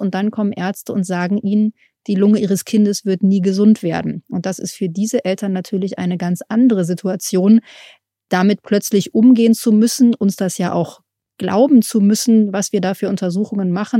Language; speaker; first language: German; native; German